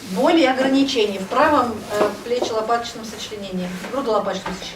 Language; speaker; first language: Russian; native; Russian